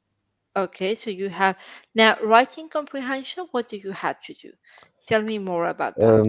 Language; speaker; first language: English; non-native, fluent; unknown